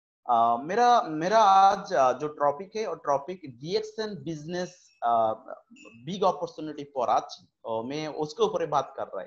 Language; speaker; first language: Hindi; non-native, fluent; Bangla